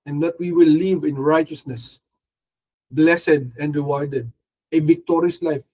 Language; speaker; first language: English; non-native, local second language; Filipino